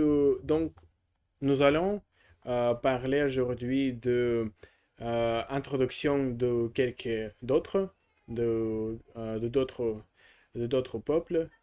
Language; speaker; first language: French; non-native, learner; Russian